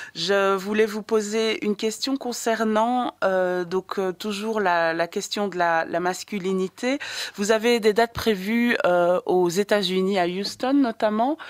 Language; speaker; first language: French; native; French